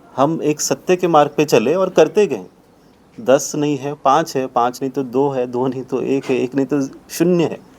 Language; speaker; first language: Hindi; non-native, local second language; Marathi